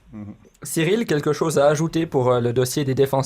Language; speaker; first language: French; native; French